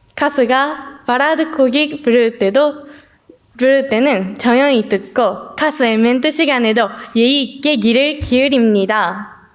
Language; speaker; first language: Korean; non-native, learner; Japanese